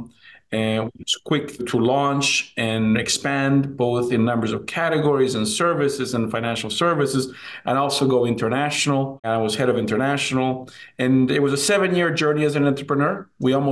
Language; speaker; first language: English; non-native, fluent; Spanish